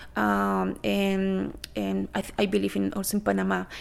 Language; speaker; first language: English; non-native, fluent; Spanish